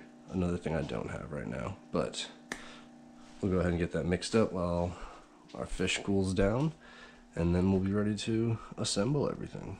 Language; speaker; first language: English; native; English